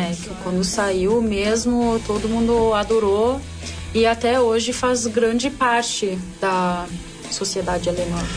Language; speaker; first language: Portuguese; early bilingual, heritage; Portuguese